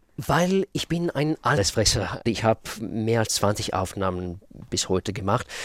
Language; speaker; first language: German; non-native, fluent; Russian